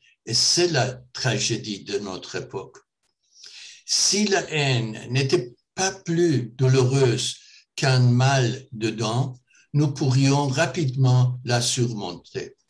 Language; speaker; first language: French; non-native, fluent; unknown